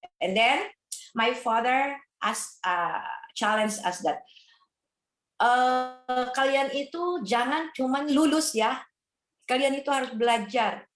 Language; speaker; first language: Indonesian; non-native, fluent; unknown